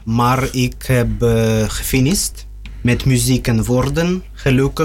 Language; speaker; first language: Dutch; non-native, learner; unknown